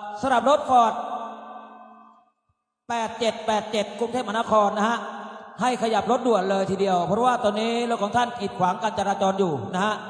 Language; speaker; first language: Thai; native; Thai